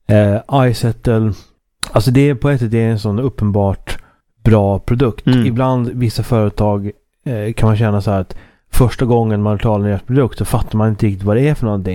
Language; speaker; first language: Swedish; native; Swedish